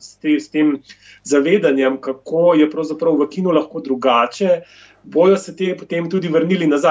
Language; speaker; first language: Slovenian; native; Slovenian